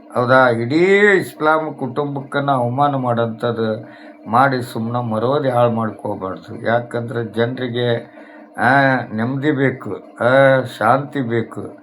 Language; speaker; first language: Kannada; native; Kannada